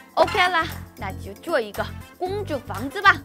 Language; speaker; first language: Chinese; non-native, fluent; Korean